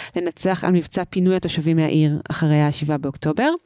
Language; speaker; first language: Hebrew; native; Hebrew